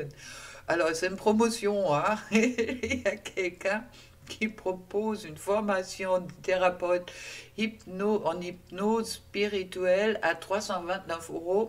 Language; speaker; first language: French; non-native, fluent; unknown